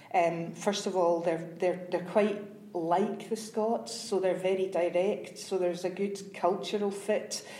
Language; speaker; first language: English; native; English